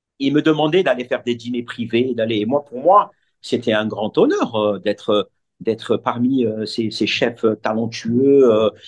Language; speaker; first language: French; non-native, local second language; Arabic